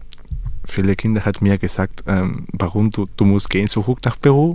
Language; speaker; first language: German; non-native, learner; Spanish